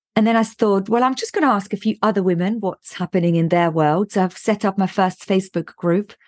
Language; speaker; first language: English; non-native, fluent; German